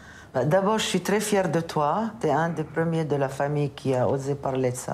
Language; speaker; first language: French; non-native, local second language; Arabic